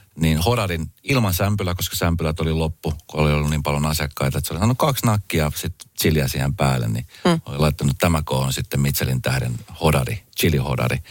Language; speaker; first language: Finnish; early bilingual, other home language; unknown